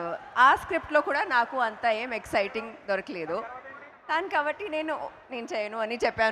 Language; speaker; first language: Telugu; non-native, fluent; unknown